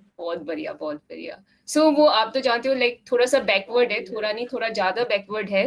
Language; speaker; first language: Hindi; non-native, local second language; Assamese